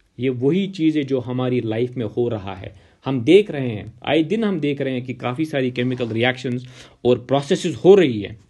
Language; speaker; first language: Hindi; non-native, local second language; Kashmiri